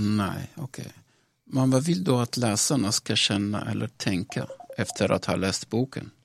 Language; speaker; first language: Swedish; non-native, fluent; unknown